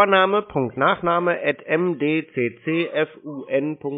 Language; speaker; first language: German; native; German